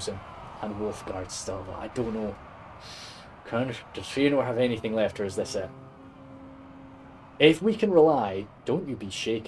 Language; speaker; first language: English; native; English